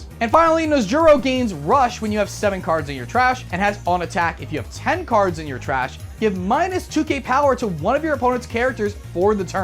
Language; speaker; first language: English; native; English